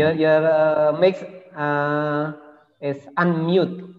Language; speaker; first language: English; non-native, learner; Indonesian